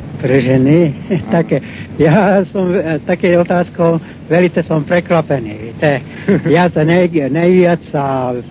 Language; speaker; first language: Slovak; non-native, local second language; Hungarian